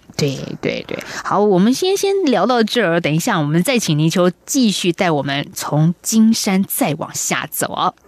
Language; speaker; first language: Chinese; native; Chinese